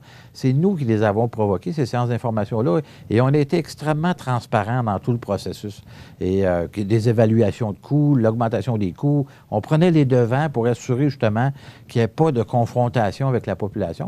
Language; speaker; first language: French; native; French